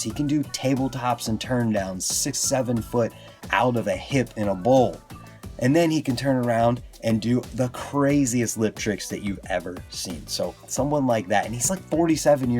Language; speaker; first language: English; native; English